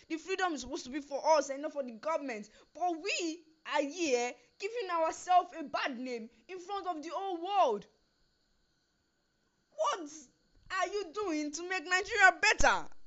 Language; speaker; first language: English; non-native, local second language; Yoruba